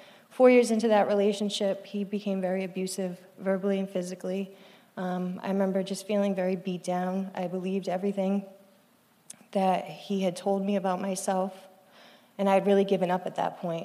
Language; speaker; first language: English; native; English